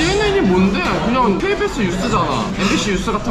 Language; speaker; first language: Korean; native; Korean